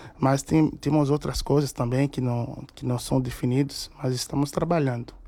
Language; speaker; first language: Portuguese; non-native, fluent; Haitian Creole